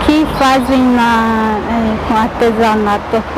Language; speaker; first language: Portuguese; non-native, local second language; Guarani